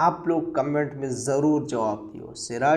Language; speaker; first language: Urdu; non-native, learner; Pashto